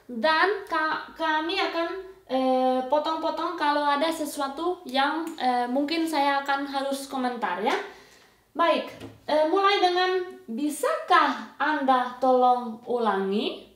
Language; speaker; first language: Indonesian; non-native, fluent; Spanish